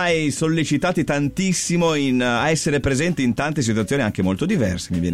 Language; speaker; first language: Italian; native; Italian